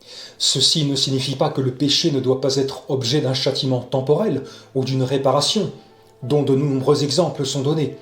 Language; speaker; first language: French; native; French